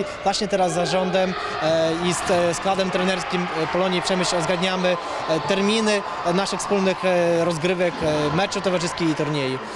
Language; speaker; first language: Polish; early bilingual, heritage; Polish